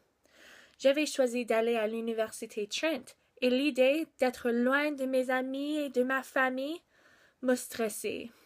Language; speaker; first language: French; non-native, local second language; English